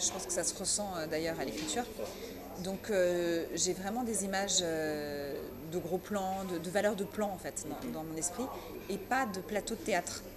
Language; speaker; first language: French; early bilingual, other home language; Persian